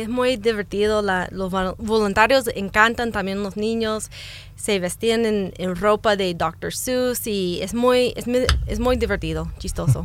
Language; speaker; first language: Spanish; non-native, fluent; English